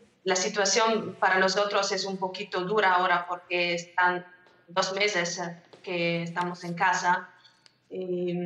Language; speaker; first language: Spanish; non-native, learner; Italian